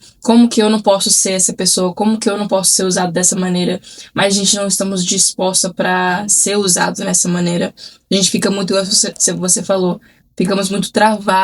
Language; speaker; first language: Portuguese; early bilingual, heritage; Portuguese